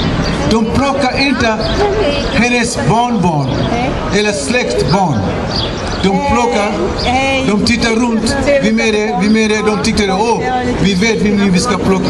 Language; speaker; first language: Swedish; non-native, fluent; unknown